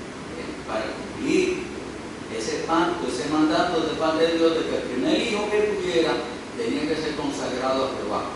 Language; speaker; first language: Spanish; native; Spanish